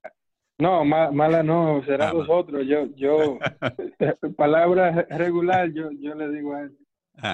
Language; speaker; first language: Spanish; early bilingual, other home language; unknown